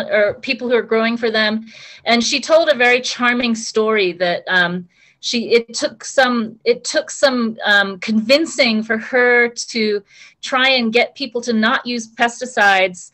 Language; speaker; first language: English; native; English